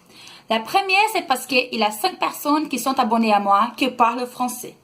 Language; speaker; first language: French; non-native, learner; Portuguese